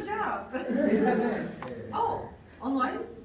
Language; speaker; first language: English; non-native, learner; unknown